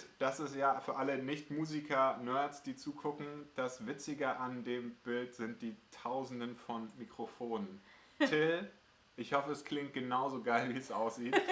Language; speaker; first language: German; native; German